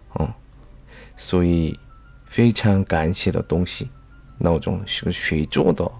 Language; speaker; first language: Chinese; non-native, learner; Korean